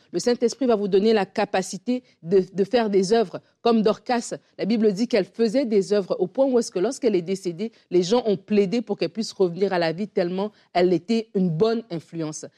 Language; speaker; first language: French; native; French